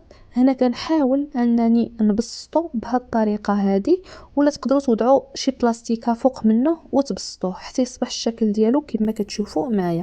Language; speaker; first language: Arabic; native; Arabic